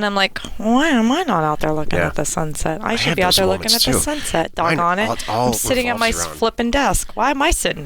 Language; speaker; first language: English; native; English